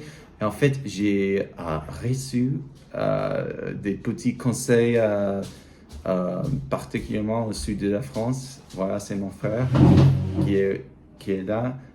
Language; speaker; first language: French; non-native, learner; English